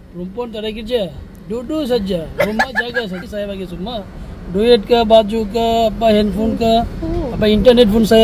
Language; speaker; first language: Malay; non-native, learner; Bangla